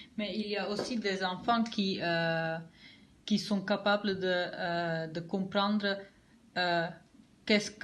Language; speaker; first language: French; non-native, learner; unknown